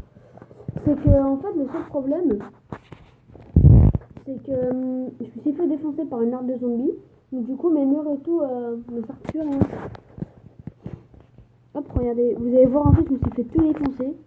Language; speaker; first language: French; native; French